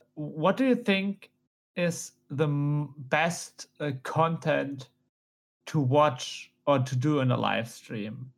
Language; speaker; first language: English; non-native, fluent; German